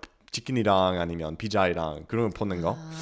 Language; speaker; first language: Korean; non-native, learner; English